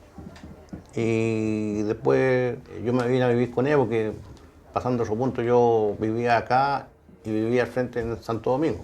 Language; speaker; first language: Spanish; native; Spanish